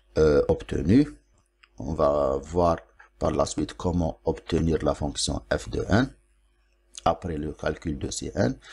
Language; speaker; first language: French; non-native, local second language; Arabic